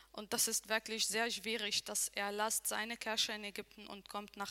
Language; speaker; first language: German; non-native, learner; Arabic